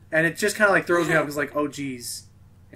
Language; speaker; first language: English; native; English